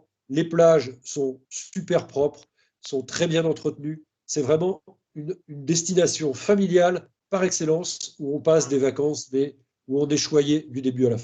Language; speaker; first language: French; native; French